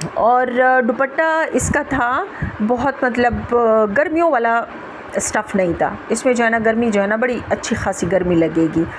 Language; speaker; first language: Urdu; non-native, local second language; Pashto